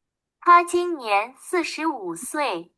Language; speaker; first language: Chinese; non-native, learner; Bangla